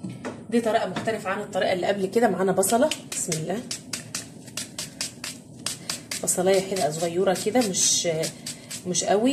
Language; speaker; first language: Arabic; native; Arabic